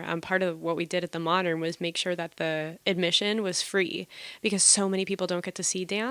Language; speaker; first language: English; native; English